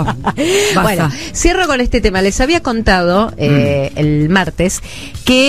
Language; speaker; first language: Spanish; native; Spanish